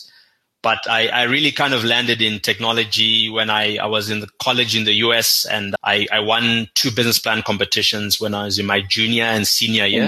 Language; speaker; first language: English; non-native, local second language; Shona